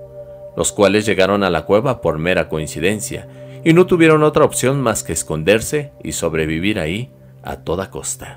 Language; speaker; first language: Spanish; native; Spanish